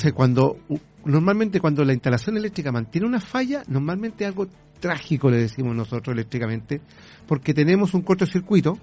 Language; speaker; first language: Spanish; native; Spanish